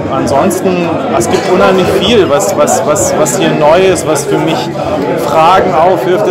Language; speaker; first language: German; native; German